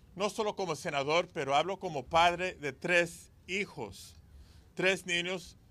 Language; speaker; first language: Spanish; early bilingual, heritage; Spanish